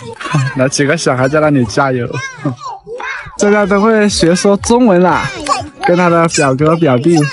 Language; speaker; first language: Chinese; non-native, fluent; Vietnamese